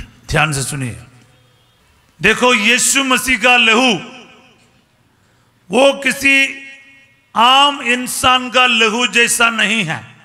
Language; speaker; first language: Hindi; non-native, fluent; Malayalam